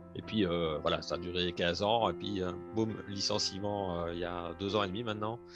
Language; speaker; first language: French; native; French